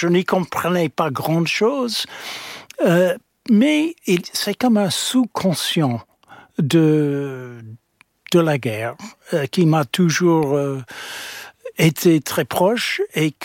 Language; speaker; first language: French; non-native, fluent; English